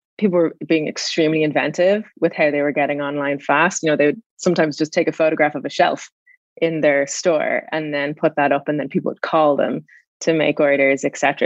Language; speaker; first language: English; native; English